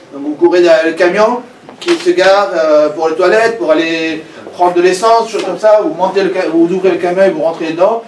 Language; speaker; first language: French; non-native, fluent; Persian